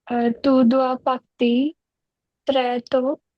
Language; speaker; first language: French; non-native, learner; Hindi